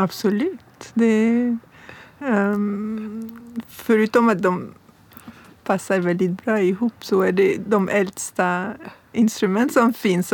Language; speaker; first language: Swedish; non-native, fluent; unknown